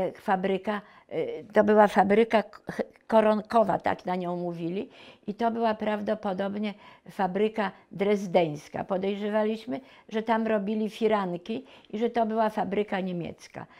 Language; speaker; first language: Polish; native; Polish